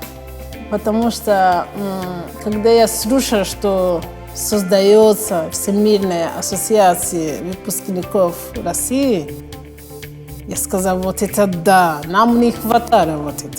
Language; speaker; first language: Russian; non-native, fluent; Kinyarwanda